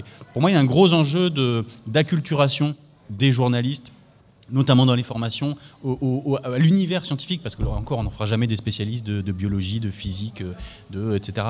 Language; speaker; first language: French; native; French